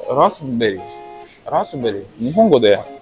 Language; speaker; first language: Japanese; non-native, learner; Russian